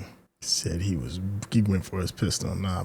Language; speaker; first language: English; native; English